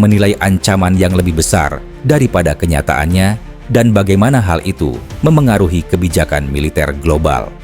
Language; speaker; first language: Indonesian; native; Indonesian